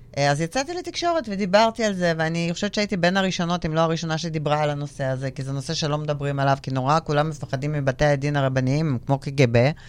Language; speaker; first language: Hebrew; early bilingual, other home language; Russian